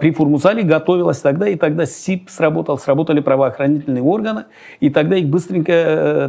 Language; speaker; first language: Russian; non-native, local second language; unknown